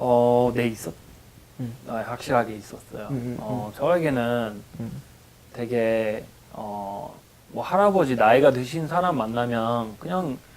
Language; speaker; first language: Korean; non-native, fluent; English